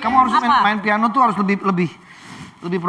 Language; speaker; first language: Indonesian; native; Indonesian